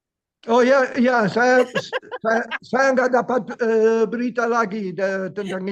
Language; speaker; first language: Indonesian; non-native, fluent; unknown